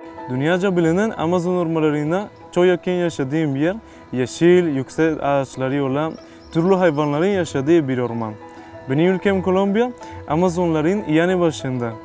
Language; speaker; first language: Turkish; non-native, fluent; Spanish